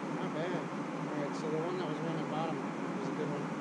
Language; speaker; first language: English; native; English